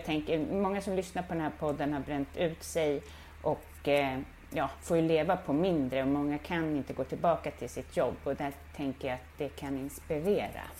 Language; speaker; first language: Swedish; native; Swedish